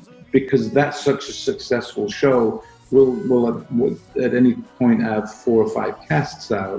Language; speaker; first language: English; native; English